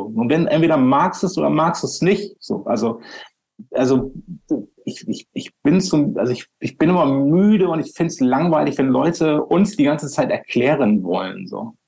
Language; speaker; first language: German; native; German